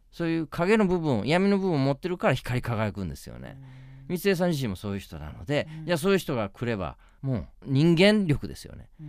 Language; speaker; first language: Japanese; native; Japanese